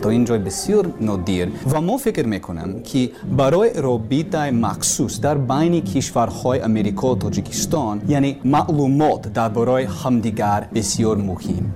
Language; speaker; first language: Persian; non-native, learner; English